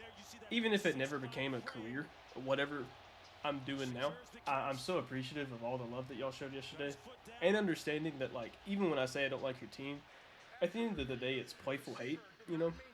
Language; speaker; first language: English; native; English